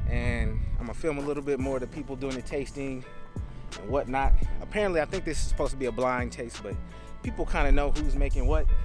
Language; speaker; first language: English; native; English